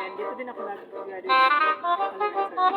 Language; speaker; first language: Filipino; non-native, local second language; Cebuano